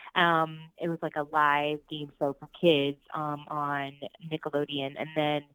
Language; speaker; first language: English; early bilingual, other home language; Spanish